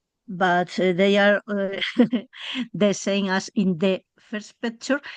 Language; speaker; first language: English; non-native, learner; Spanish